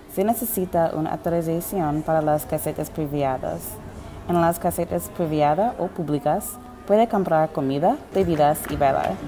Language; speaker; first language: Spanish; non-native, learner; English